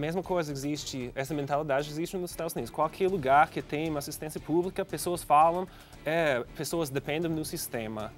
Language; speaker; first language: Portuguese; non-native, fluent; English